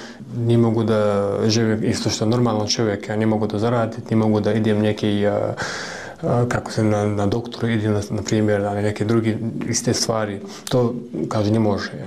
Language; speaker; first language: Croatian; non-native, learner; Chechen